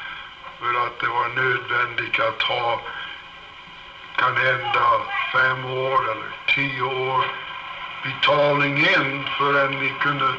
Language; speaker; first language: Swedish; early bilingual, heritage; Swedish